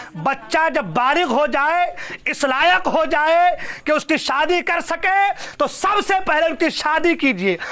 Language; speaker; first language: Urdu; non-native, local second language; Assamese